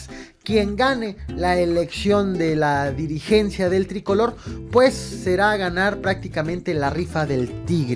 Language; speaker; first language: Spanish; native; Spanish